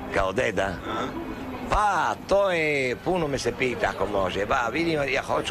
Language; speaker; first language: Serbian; non-native, learner; Italian